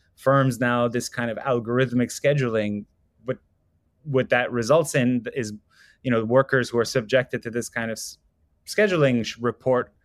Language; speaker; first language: English; non-native, fluent; Persian